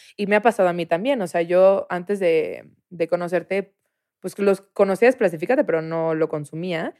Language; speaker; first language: Spanish; native; Spanish